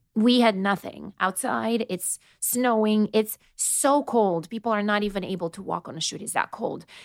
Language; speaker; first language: English; non-native, fluent; Romanian